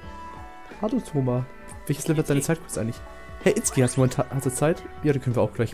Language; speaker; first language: German; native; German